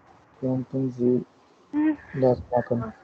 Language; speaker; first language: German; non-native, learner; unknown